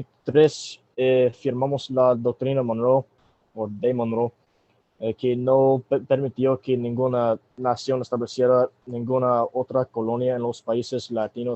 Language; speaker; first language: Spanish; non-native, fluent; English